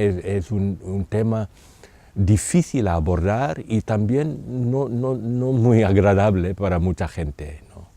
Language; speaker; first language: Spanish; non-native, fluent; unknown